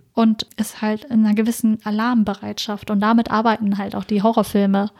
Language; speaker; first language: German; early bilingual, other home language; Vietnamese